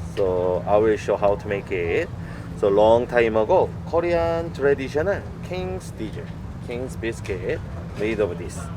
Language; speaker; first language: English; non-native, learner; Korean